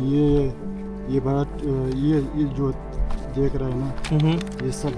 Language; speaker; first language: Hindi; non-native, local second language; Pashto